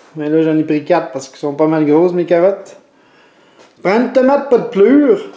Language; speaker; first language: French; native; French